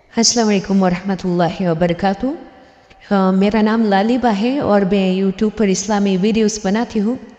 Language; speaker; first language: Urdu; early bilingual, heritage; Urdu